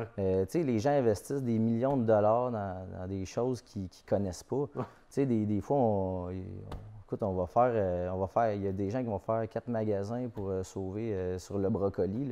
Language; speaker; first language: French; native; French